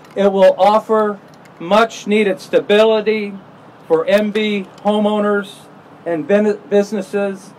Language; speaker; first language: English; native; English